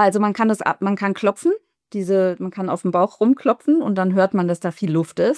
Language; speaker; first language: German; native; German